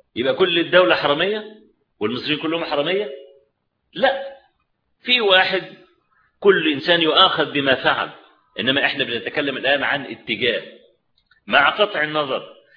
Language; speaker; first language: Arabic; native; Arabic